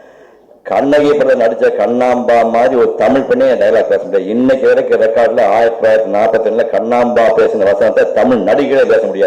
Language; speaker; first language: Tamil; native; Tamil